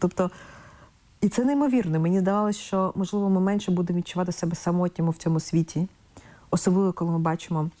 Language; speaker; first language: Ukrainian; non-native, local second language; Russian